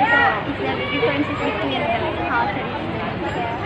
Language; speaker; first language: English; non-native, learner; Indonesian